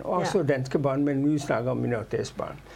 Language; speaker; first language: Danish; non-native, fluent; Urdu